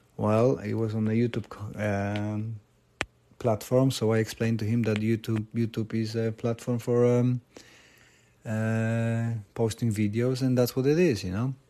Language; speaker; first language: English; non-native, fluent; Polish